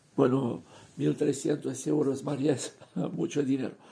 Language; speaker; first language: Spanish; non-native, fluent; Romanian